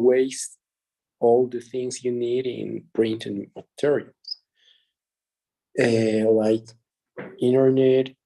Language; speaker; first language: English; non-native, learner; Spanish